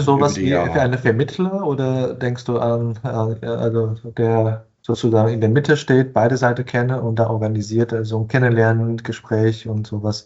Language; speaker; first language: German; non-native, fluent; Chinese